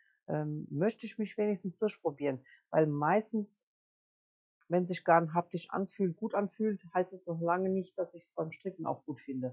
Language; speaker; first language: German; native; German